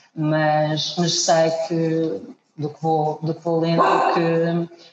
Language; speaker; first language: Portuguese; native; Portuguese